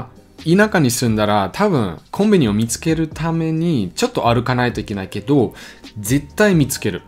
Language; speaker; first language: Japanese; non-native, learner; German